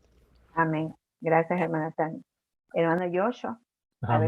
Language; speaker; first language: Spanish; native; Spanish